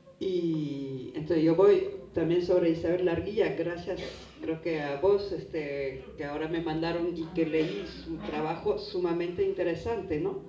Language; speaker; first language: Spanish; non-native, fluent; French